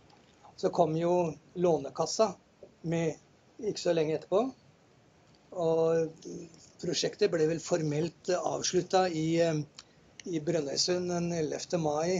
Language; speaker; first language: Norwegian; native; Norwegian